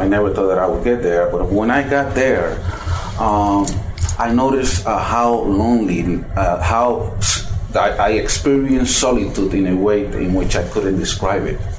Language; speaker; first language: English; non-native, fluent; Spanish